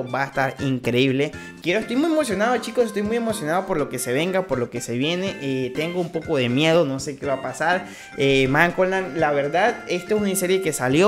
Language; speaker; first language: Spanish; native; Spanish